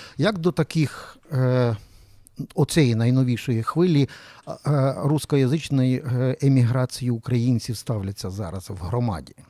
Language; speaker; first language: Ukrainian; native; Ukrainian